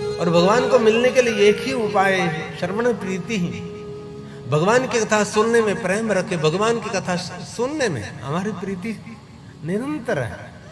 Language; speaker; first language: Hindi; non-native, local second language; Gujarati